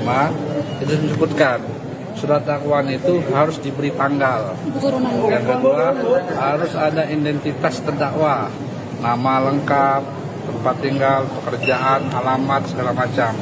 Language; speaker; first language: Indonesian; native; Indonesian